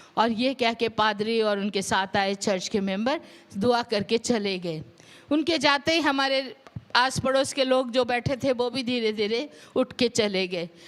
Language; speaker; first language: Hindi; non-native, local second language; Punjabi